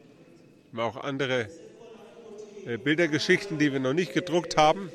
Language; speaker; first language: German; early bilingual, heritage; German